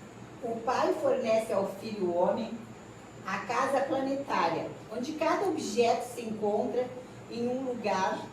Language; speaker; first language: Portuguese; native; Portuguese